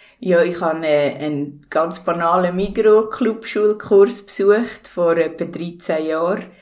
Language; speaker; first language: German; native; German